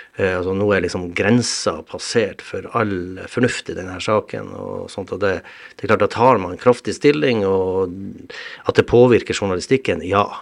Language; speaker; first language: Norwegian; native; Norwegian